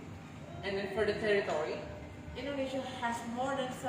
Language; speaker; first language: English; non-native, learner; Indonesian